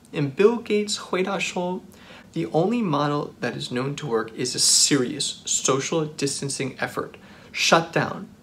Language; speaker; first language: English; native; English